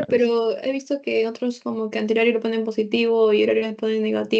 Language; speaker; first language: Spanish; native; Spanish